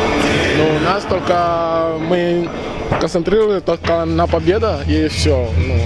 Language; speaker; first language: Russian; non-native, learner; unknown